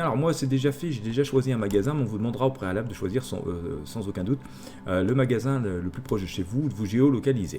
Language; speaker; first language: French; native; French